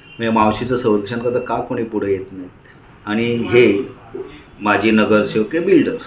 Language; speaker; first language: Marathi; native; Marathi